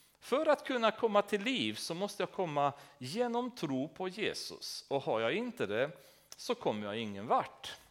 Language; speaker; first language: Swedish; non-native, fluent; Romanian